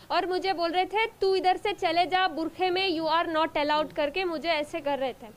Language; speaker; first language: Hindi; non-native, local second language; Urdu